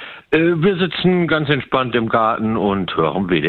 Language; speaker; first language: German; native; German